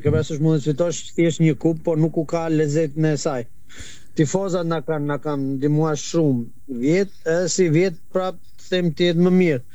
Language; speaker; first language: Albanian; early bilingual, heritage; Albanian